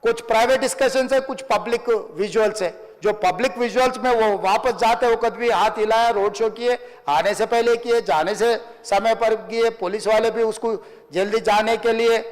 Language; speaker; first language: Hindi; non-native, local second language; Telugu